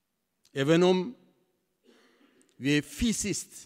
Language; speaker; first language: Swedish; non-native, fluent; Tigrinya